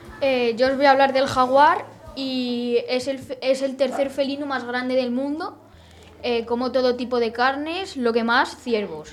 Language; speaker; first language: Spanish; native; Spanish